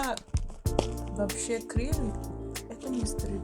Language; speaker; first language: Russian; non-native, learner; English